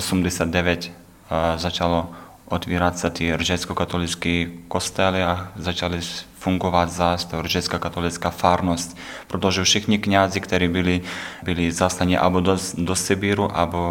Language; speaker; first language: Czech; non-native, learner; Ukrainian